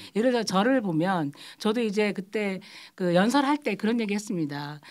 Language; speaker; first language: Korean; native; Korean